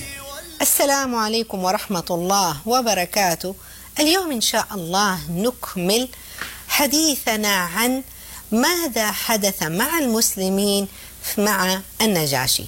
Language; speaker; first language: Arabic; native; Arabic